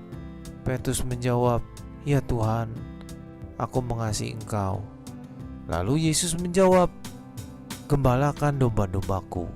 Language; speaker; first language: Indonesian; native; Indonesian